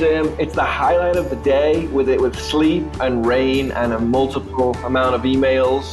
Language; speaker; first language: English; native; English